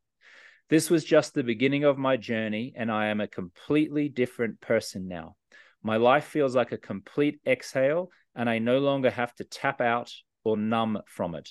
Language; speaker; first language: English; native; English